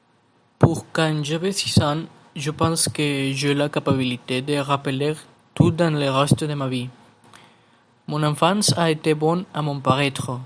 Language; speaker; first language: French; non-native, learner; Spanish